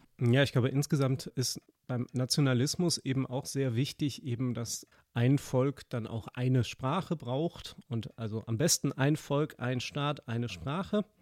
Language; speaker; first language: German; native; German